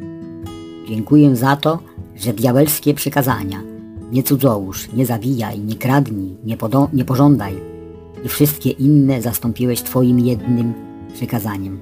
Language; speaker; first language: Polish; native; Polish